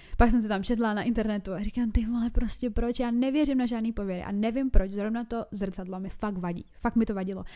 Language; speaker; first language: Czech; native; Czech